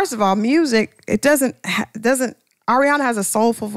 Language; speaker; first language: English; native; English